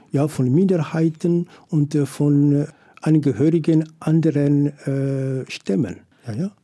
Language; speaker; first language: German; non-native, fluent; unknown